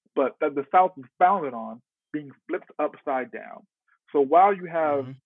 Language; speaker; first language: English; native; English